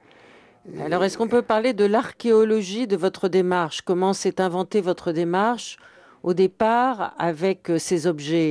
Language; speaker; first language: French; native; French